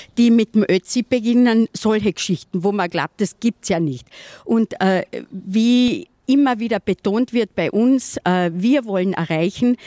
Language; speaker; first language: German; non-native, local second language; Slovenian